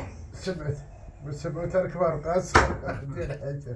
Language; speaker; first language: Arabic; native; Arabic